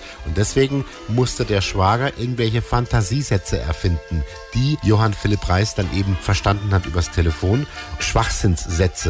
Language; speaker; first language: German; native; German